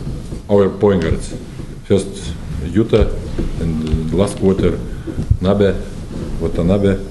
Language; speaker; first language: English; non-native, learner; Lithuanian